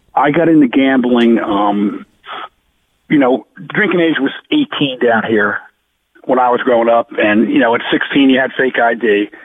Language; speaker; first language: English; native; English